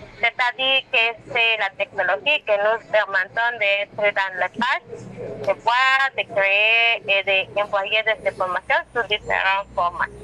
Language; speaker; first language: French; non-native, learner; Spanish